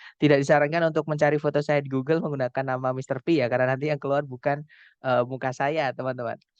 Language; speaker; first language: Indonesian; non-native, local second language; Javanese